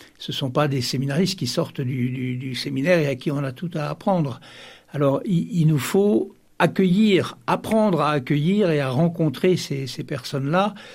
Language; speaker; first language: French; native; French